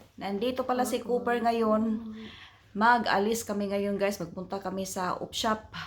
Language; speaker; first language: Filipino; non-native, local second language; Cebuano